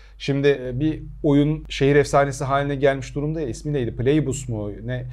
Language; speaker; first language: Turkish; native; Turkish